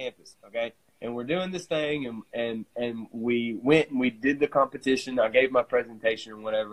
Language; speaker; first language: English; native; English